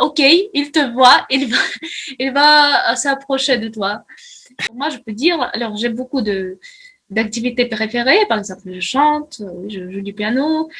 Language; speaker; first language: French; non-native, fluent; Russian